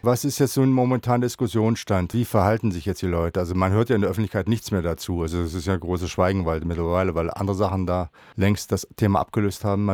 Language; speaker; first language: German; native; German